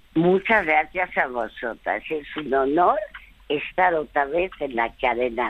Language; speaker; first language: Spanish; early bilingual, other home language; French